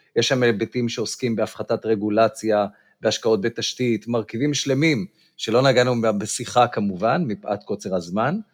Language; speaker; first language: Hebrew; native; Hebrew